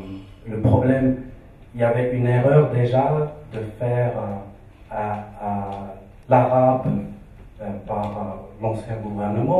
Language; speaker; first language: French; non-native, local second language; Arabic